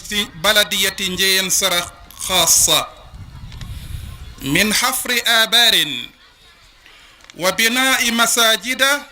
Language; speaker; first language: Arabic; non-native, fluent; Wolof